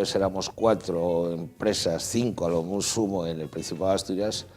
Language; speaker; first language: Spanish; native; Spanish